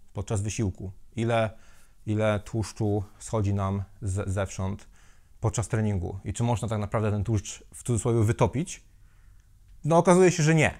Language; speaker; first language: Polish; native; Polish